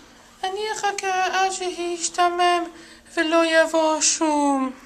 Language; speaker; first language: Hebrew; non-native, learner; English